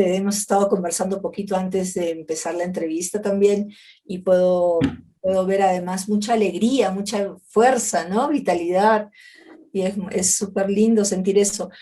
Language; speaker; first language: Spanish; native; Spanish